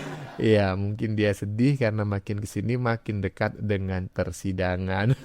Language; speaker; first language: Indonesian; native; Indonesian